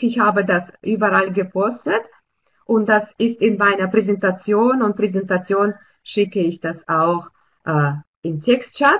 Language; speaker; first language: German; non-native, fluent; Russian